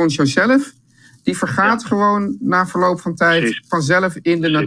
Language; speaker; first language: Dutch; native; Dutch